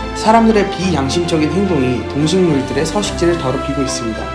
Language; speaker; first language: Korean; native; Korean